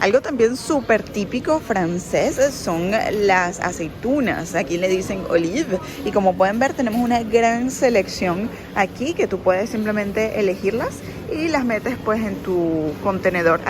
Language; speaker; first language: Spanish; native; Spanish